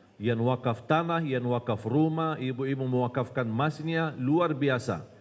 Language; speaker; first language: Malay; non-native, fluent; Arabic